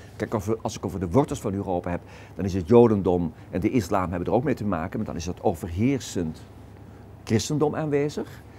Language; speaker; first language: Dutch; native; Dutch